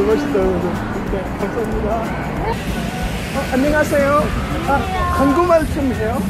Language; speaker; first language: Korean; non-native, learner; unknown